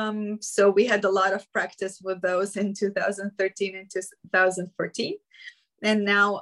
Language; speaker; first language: English; non-native, fluent; Ukrainian